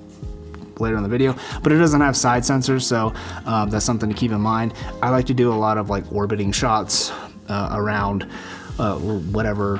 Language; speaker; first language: English; native; English